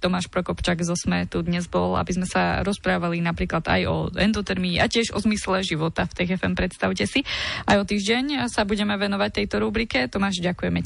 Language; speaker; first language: Slovak; native; Slovak